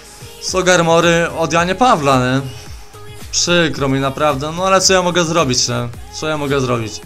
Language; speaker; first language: Polish; native; Polish